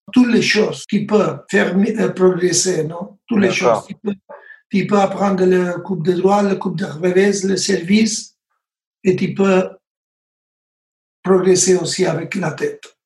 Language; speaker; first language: French; non-native, learner; Spanish